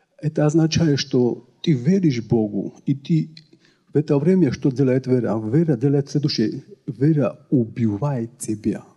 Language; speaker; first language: Russian; non-native, local second language; Georgian